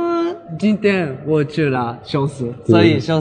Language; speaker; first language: Chinese; non-native, learner; Japanese